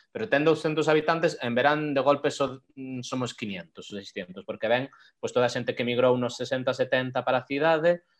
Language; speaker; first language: Galician; non-native, local second language; Spanish